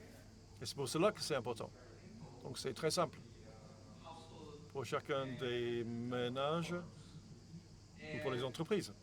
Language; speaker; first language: French; non-native, fluent; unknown